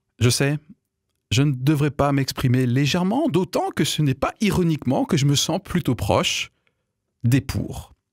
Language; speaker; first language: French; native; French